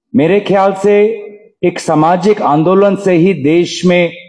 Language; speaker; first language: Hindi; non-native, local second language; Assamese